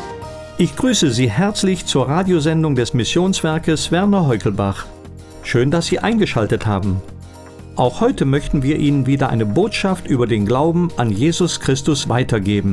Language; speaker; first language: German; native; German